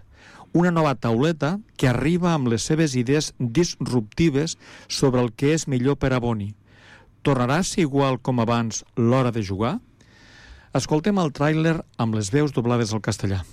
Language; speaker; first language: Catalan; native; Catalan